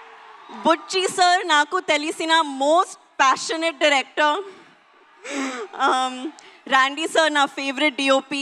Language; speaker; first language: Telugu; non-native, learner; Hindi